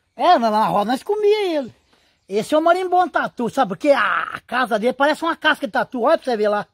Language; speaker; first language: Portuguese; native; Portuguese